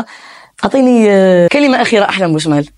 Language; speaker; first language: Arabic; native; Arabic